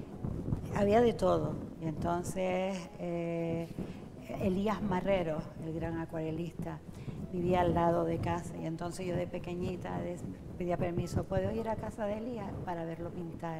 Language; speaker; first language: Spanish; native; Spanish